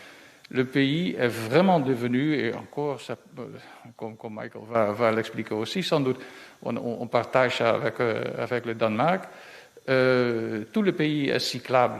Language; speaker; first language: French; non-native, fluent; Dutch